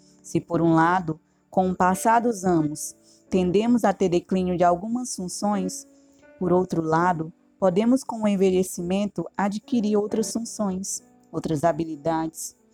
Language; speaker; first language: Portuguese; native; Portuguese